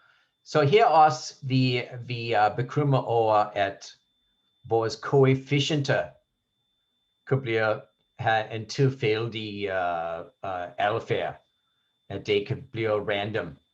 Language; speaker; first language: Danish; non-native, fluent; English